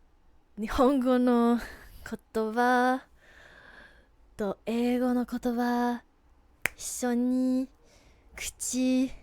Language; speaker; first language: Japanese; non-native, learner; English